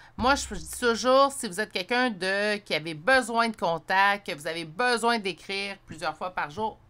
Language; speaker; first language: French; native; French